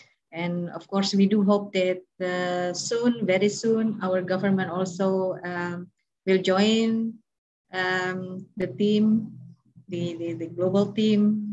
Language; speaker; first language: English; non-native, fluent; Indonesian